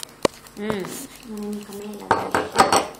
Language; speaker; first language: Italian; native; Italian